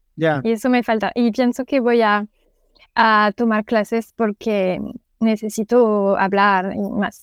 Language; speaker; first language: Spanish; non-native, learner; French